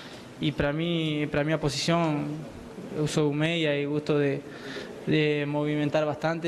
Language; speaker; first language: Portuguese; non-native, learner; Spanish